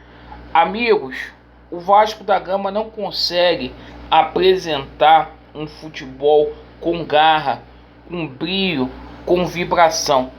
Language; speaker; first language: Portuguese; native; Portuguese